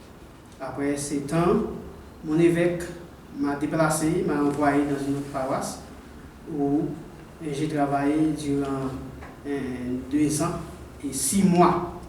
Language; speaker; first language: French; non-native, local second language; Haitian Creole